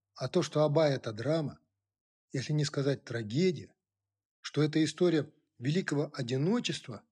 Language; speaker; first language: Russian; non-native, local second language; Kazakh